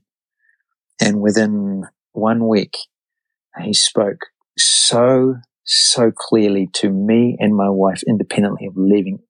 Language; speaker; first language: English; native; English